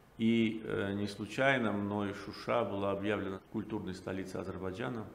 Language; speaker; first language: Russian; non-native, local second language; Azerbaijani